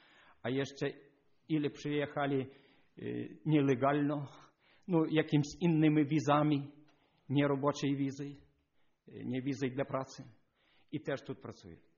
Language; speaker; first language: Polish; non-native, learner; Ukrainian